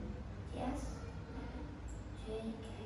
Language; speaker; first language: English; non-native, learner; Vietnamese